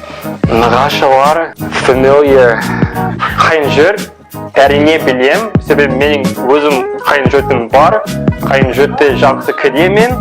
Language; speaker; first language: Kazakh; non-native, fluent; English